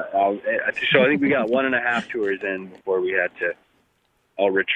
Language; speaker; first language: English; native; English